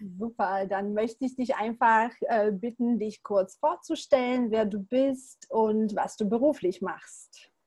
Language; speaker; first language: German; non-native, fluent; Bulgarian